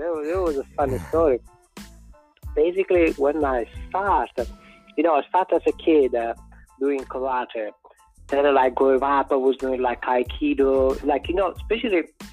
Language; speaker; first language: English; non-native, fluent; Italian